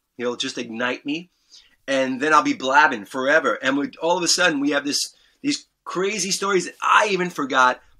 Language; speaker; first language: English; native; English